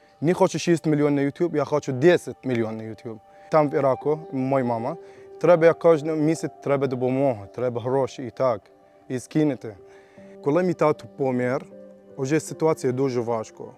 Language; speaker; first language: Ukrainian; non-native, learner; Arabic